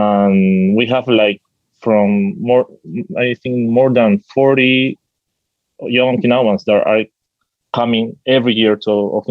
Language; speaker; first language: English; non-native, fluent; Spanish